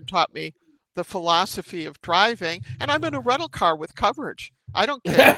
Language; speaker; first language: English; native; English